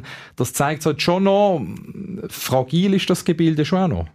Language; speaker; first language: German; native; German